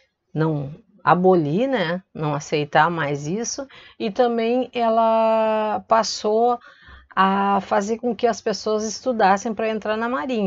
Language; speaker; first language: Portuguese; native; Portuguese